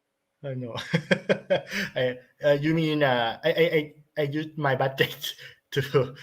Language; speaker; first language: English; non-native, learner; Thai